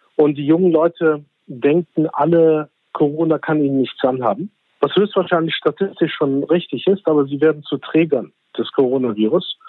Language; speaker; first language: German; early bilingual, other home language; Turkish